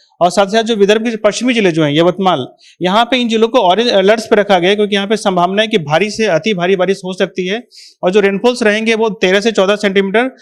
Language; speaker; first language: Hindi; non-native, local second language; Marathi